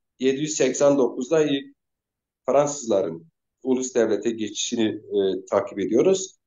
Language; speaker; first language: Turkish; non-native, local second language; Zaza